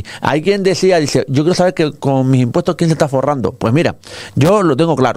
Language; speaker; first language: Spanish; native; Spanish